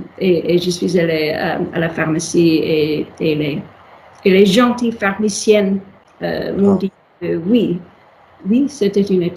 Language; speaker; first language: French; non-native, learner; English